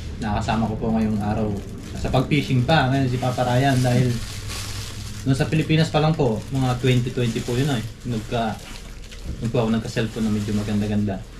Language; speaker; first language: Filipino; native; Filipino